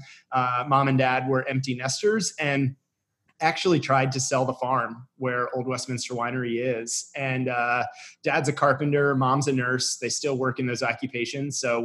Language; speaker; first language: English; native; English